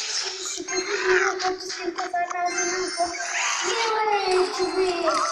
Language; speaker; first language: Bulgarian; native; Bulgarian